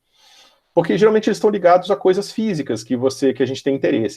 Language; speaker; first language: Portuguese; native; Portuguese